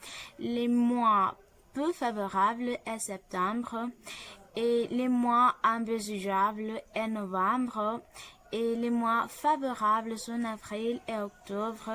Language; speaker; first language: French; non-native, fluent; Spanish